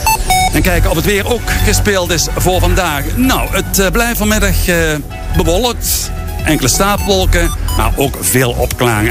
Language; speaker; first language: Dutch; native; Dutch